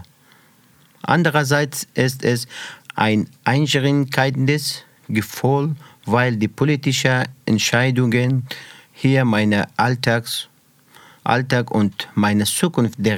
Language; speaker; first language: German; non-native, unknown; Persian